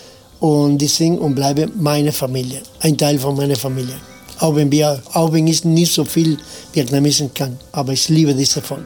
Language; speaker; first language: German; non-native, fluent; Spanish